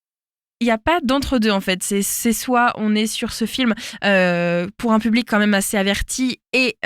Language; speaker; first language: French; native; French